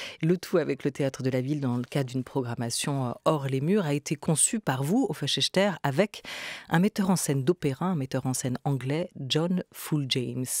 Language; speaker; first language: French; native; French